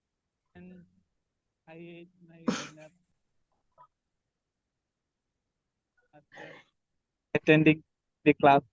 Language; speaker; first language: English; non-native, learner; Malayalam